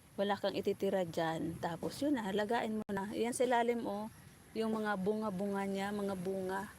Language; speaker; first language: Filipino; non-native, local second language; Bikol